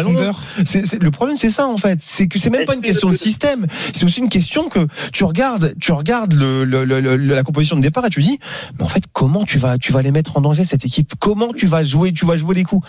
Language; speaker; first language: French; native; French